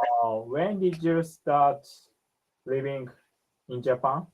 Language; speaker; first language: English; non-native, learner; Japanese